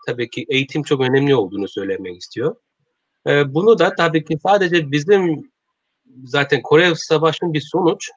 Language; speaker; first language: Turkish; non-native, learner; Korean